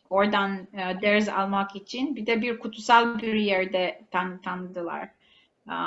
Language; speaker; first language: Turkish; non-native, fluent; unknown